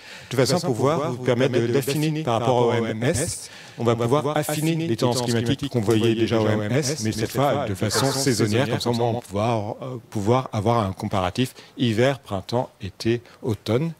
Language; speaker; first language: French; native; French